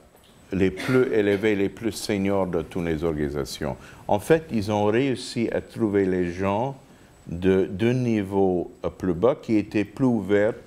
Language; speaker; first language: French; non-native, fluent; English